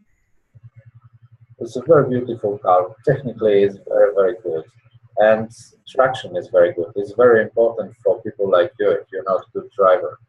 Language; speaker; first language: English; non-native, learner; Polish